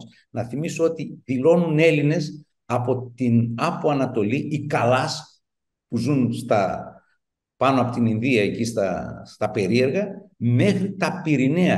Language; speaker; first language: Greek; native; Greek